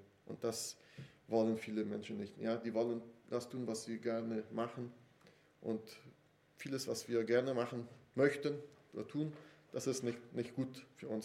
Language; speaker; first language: German; non-native, fluent; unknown